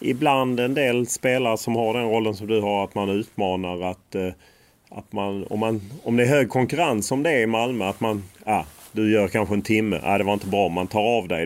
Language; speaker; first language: Swedish; native; Swedish